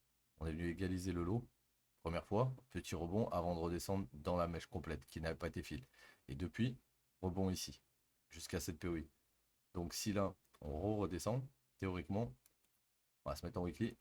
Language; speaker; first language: French; native; French